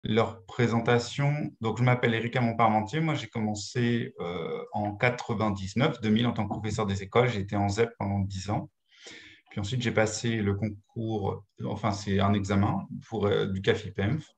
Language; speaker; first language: French; native; French